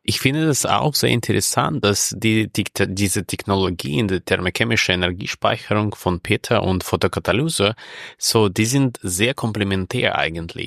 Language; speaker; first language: German; non-native, fluent; Russian